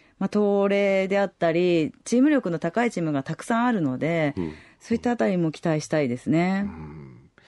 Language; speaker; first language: Japanese; native; Japanese